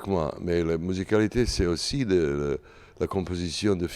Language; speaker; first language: French; non-native, learner; Serbian